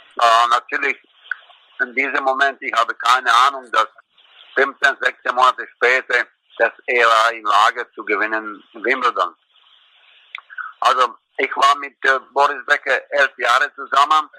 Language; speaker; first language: German; non-native, fluent; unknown